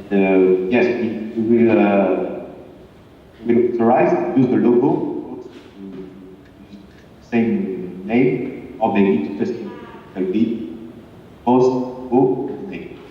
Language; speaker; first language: English; non-native, fluent; French